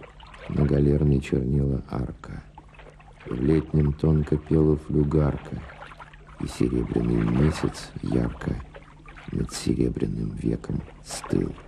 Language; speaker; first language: Russian; native; Russian